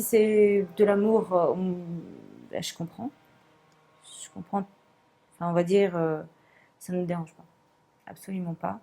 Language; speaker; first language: French; non-native, local second language; Comorian